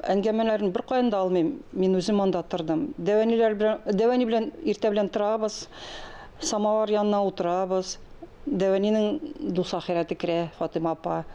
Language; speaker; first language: Tatar; non-native, local second language; Russian